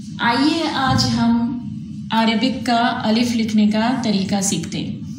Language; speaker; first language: Urdu; native; Urdu